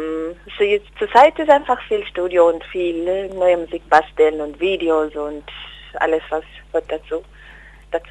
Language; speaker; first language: German; non-native, learner; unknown